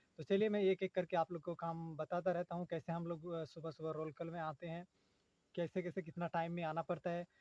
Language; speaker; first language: Hindi; native; Hindi